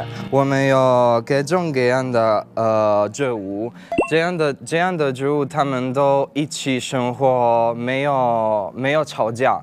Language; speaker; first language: Chinese; non-native, learner; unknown